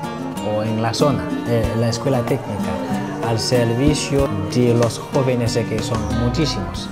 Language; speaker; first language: Spanish; non-native, fluent; Haitian Creole